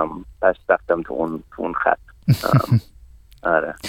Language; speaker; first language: Persian; early bilingual, heritage; Persian